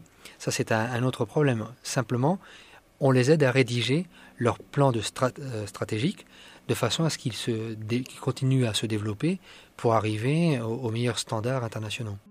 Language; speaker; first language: French; native; French